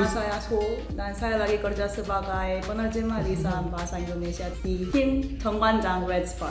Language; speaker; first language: Indonesian; non-native, fluent; Korean